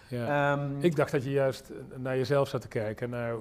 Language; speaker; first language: Dutch; native; Dutch